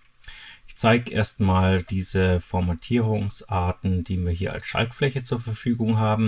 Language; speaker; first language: German; native; German